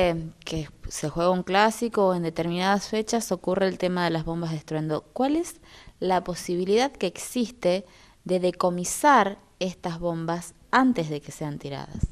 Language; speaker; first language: Spanish; native; Spanish